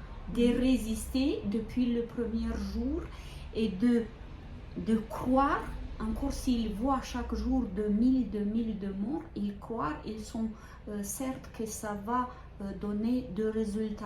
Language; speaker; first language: French; non-native, fluent; Ukrainian